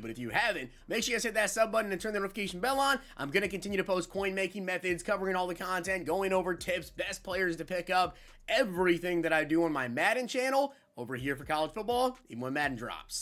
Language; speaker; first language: English; native; English